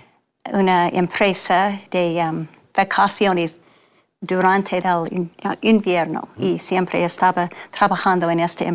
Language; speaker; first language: Spanish; non-native, fluent; English